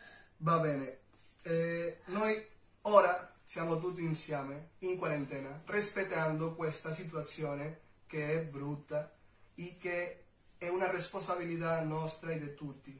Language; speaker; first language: Italian; non-native, learner; Spanish